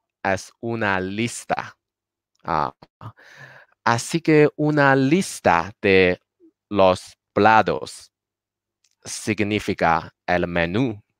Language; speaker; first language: Spanish; non-native, learner; Chinese